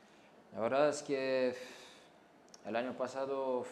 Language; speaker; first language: Spanish; non-native, learner; French